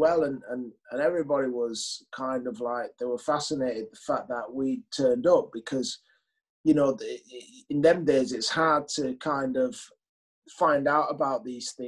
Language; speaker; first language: English; native; English